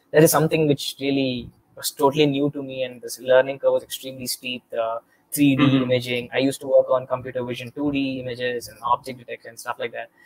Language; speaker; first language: English; non-native, local second language; Telugu